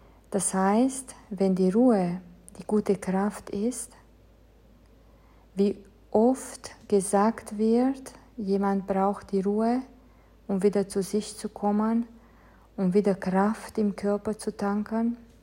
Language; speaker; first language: German; non-native, fluent; Romanian